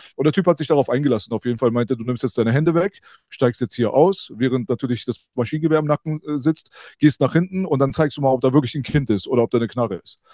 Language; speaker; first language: German; early bilingual, other home language; Persian